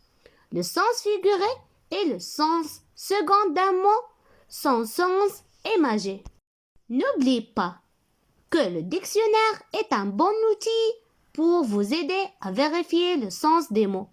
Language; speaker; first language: French; non-native, local second language; Arabic